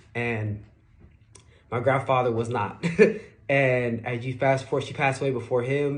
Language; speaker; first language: English; native; English